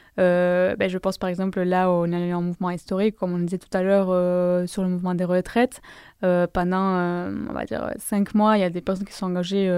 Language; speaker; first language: French; non-native, fluent; Spanish